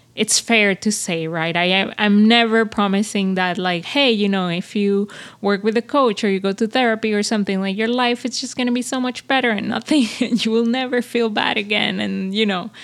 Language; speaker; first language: English; non-native, fluent; Spanish